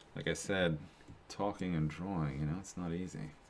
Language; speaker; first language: English; native; English